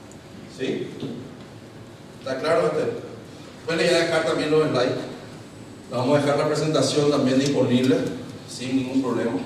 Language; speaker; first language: Spanish; native; Spanish